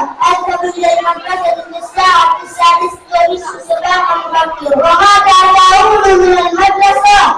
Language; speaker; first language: Arabic; non-native, learner; Swahili